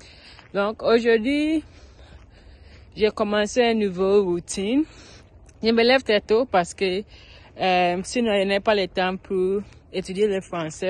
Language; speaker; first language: French; non-native, learner; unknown